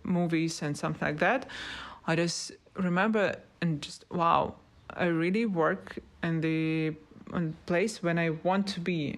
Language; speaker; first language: English; non-native, learner; Russian